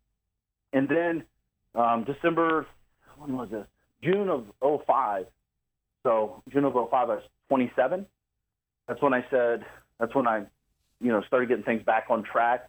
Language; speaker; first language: English; native; English